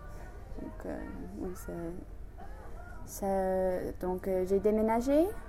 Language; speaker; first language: French; non-native, fluent; English